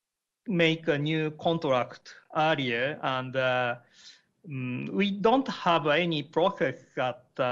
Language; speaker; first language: English; non-native, learner; Japanese